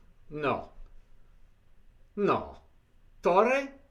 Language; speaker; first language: Spanish; non-native, learner; English